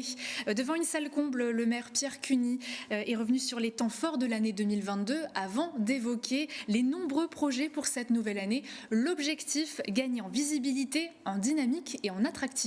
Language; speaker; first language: French; native; French